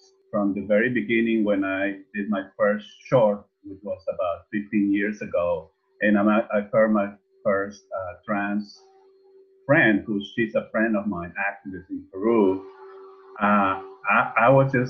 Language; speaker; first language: English; non-native, fluent; Spanish